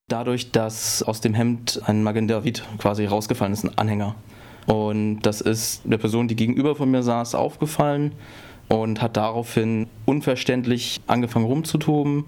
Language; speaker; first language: German; native; German